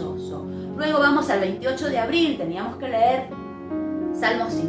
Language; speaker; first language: Spanish; native; Spanish